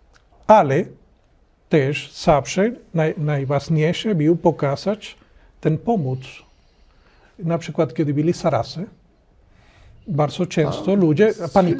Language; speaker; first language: Polish; non-native, learner; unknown